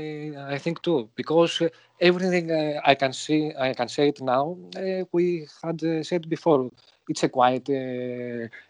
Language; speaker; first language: English; non-native, learner; Greek